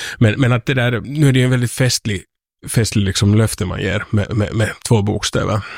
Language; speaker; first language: Swedish; native; Swedish